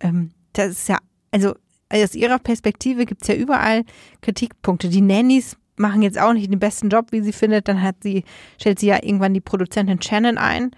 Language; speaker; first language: German; native; German